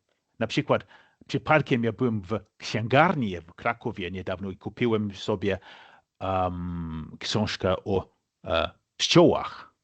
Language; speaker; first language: Polish; non-native, fluent; English